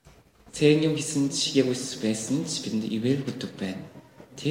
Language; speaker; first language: Mongolian; non-native, fluent; Korean